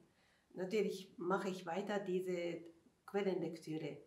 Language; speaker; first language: German; non-native, fluent; Japanese